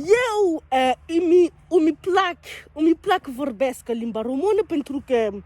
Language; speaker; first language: Romanian; non-native, learner; French